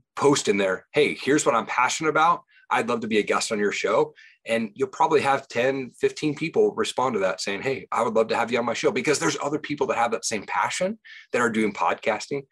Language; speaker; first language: English; native; English